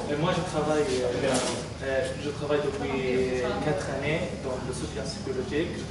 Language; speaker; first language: French; non-native, learner; Arabic